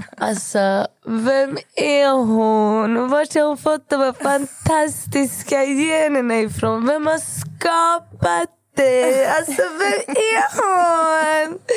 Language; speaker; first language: Swedish; early bilingual, other home language; Kurdish